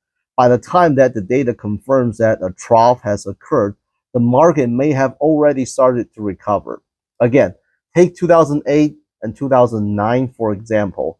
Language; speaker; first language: English; non-native, fluent; Chinese